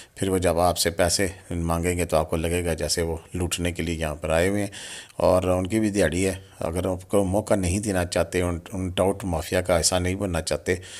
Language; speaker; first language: Urdu; non-native, local second language; Pahari-Potwari